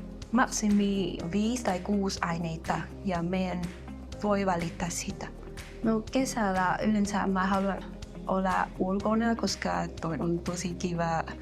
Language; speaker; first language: Finnish; non-native, learner; Vietnamese